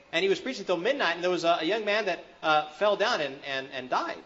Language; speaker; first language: English; early bilingual, other home language; Spanish